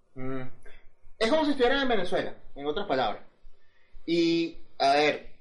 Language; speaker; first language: Spanish; native; Spanish